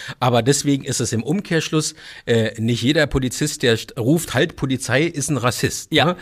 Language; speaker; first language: German; native; German